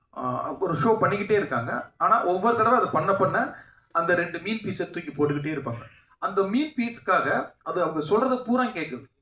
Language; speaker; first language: Tamil; native; Tamil